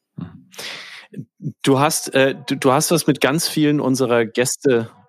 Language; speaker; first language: German; native; German